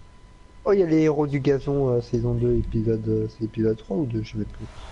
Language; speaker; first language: French; native; French